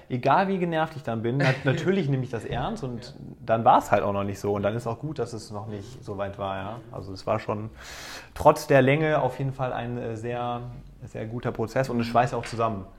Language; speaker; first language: German; native; German